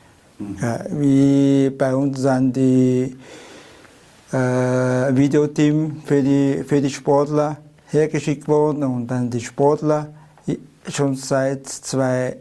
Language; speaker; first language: German; non-native, fluent; Chinese